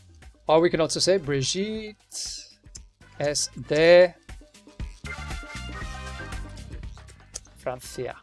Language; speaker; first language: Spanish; non-native, fluent; English